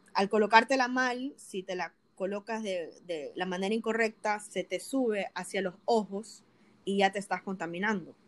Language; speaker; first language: Spanish; native; Spanish